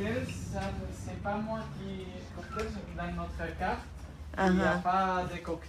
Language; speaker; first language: French; non-native, fluent; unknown